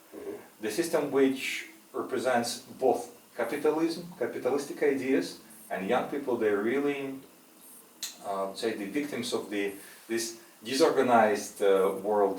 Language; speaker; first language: English; non-native, fluent; Russian